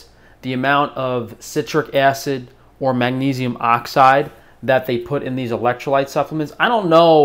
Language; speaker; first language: English; native; English